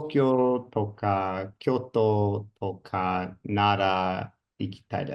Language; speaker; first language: Japanese; non-native, learner; English